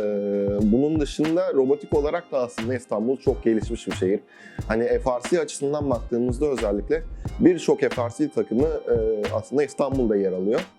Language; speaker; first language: Turkish; native; Turkish